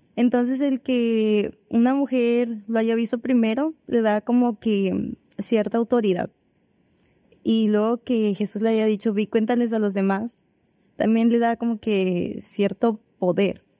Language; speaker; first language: Spanish; native; Spanish